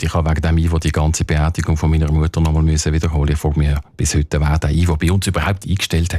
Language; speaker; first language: German; native; German